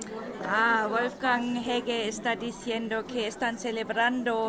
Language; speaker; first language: Spanish; non-native, fluent; German